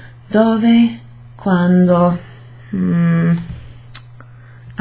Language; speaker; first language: Italian; non-native, fluent; English